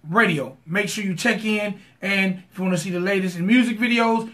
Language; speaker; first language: English; native; English